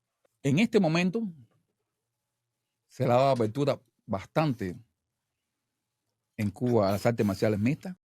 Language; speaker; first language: Spanish; native; Spanish